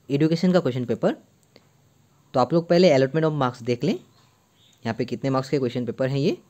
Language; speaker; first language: Hindi; non-native, local second language; Assamese